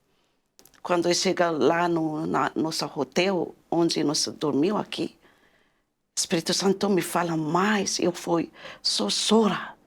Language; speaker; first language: Portuguese; non-native, learner; Malagasy